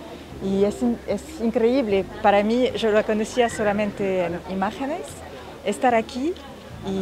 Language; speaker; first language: Spanish; non-native, fluent; French